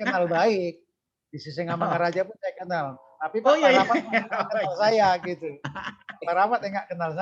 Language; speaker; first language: Indonesian; native; Indonesian